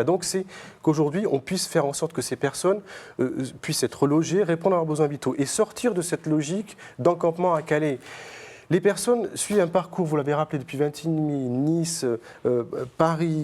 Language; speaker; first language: French; native; French